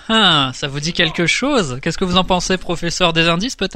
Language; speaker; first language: French; native; French